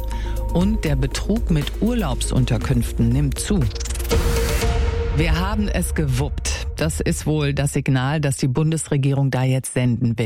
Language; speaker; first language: German; native; German